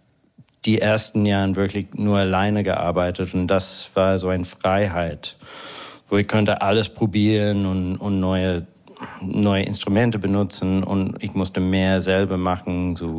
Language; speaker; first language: German; non-native, fluent; English